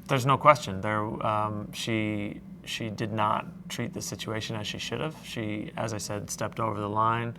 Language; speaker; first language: English; native; English